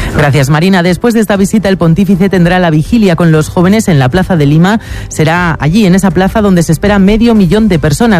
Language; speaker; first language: Spanish; native; Spanish